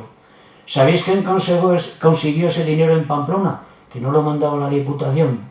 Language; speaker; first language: Spanish; native; Spanish